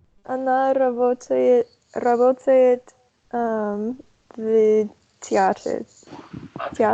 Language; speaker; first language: Russian; non-native, learner; English